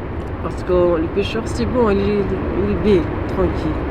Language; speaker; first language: French; non-native, learner; Arabic